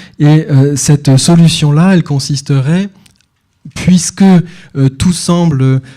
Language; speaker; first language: French; native; French